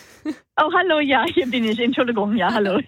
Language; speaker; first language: German; non-native, learner; English